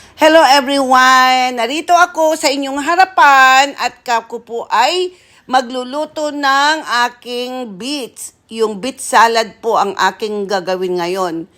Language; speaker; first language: Filipino; non-native, local second language; Iloko